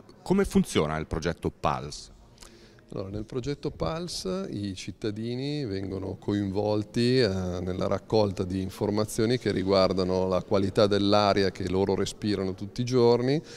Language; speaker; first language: Italian; native; Italian